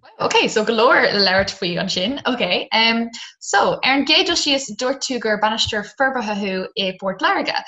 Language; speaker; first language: Irish; non-native, local second language; English